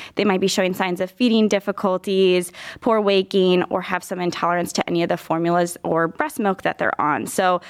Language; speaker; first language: English; native; English